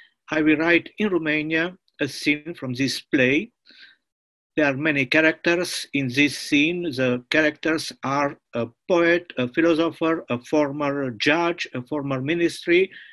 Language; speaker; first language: English; non-native, learner; Romanian